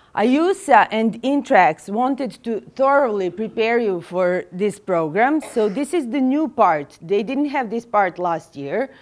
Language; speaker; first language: English; non-native, fluent; Serbian